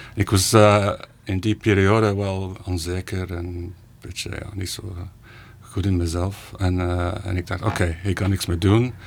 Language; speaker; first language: Dutch; non-native, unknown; English